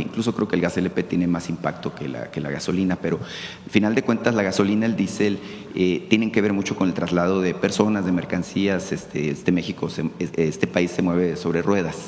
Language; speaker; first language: Spanish; native; Spanish